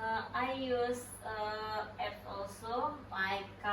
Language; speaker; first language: English; non-native, learner; Indonesian